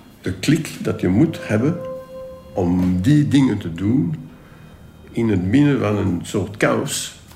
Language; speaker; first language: Dutch; non-native, local second language; French